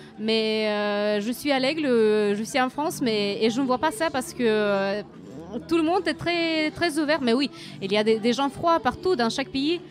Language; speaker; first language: French; non-native, fluent; Russian